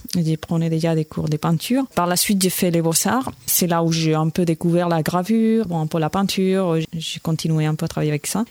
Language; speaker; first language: French; non-native, fluent; Spanish